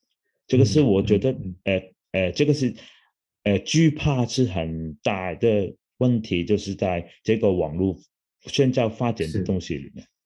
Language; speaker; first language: Chinese; non-native, local second language; Cantonese